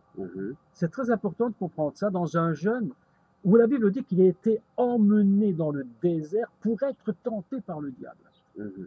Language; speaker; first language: French; native; French